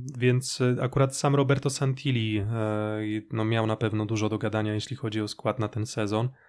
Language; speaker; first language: Polish; native; Polish